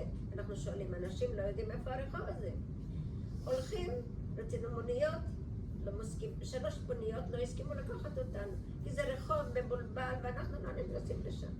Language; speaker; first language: Hebrew; early bilingual, other home language; Bulgarian